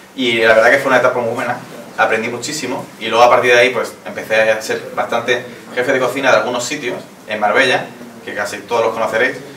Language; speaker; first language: Spanish; native; Spanish